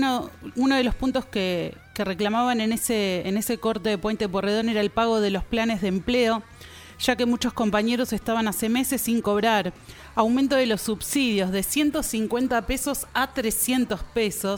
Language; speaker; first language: Spanish; native; Spanish